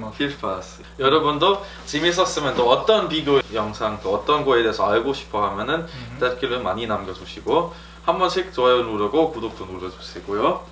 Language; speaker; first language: Korean; non-native, fluent; German